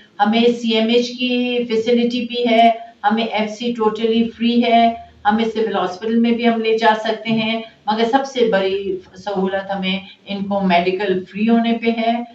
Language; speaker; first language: Urdu; non-native, local second language; Baluchi